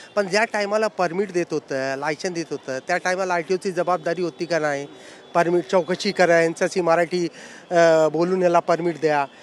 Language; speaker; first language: Marathi; non-native, local second language; Hindi